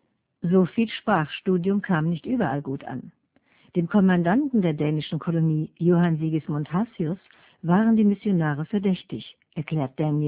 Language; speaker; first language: German; native; German